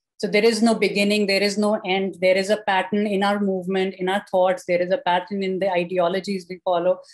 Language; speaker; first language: English; non-native, local second language; Urdu